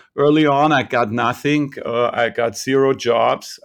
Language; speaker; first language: English; non-native, fluent; German